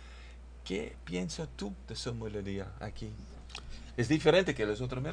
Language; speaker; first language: Spanish; non-native, learner; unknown